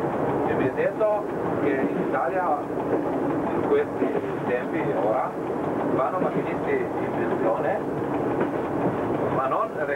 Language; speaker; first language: Italian; non-native, learner; Slovenian